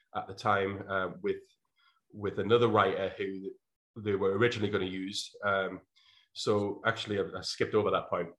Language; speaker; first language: English; native; English